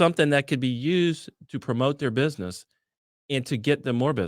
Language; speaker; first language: English; native; English